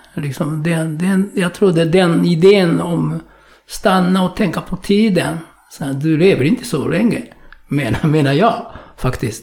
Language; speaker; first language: Swedish; non-native, fluent; Japanese